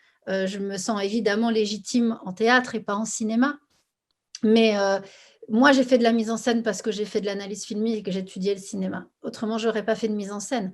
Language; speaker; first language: French; native; French